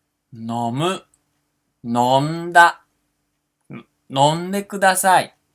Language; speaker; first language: Japanese; non-native, fluent; Portuguese